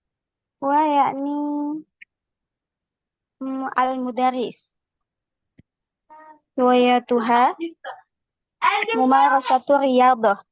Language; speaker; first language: Arabic; non-native, learner; Indonesian